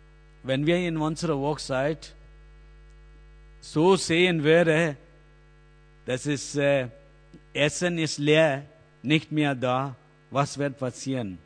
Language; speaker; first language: German; non-native, learner; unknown